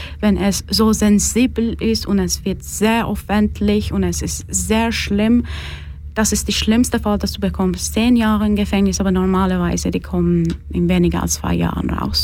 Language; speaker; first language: German; non-native, fluent; Persian